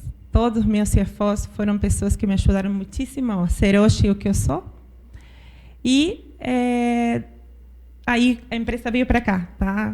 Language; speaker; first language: Portuguese; non-native, fluent; Spanish